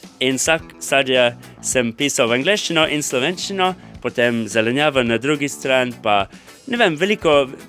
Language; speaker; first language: Slovenian; non-native, fluent; English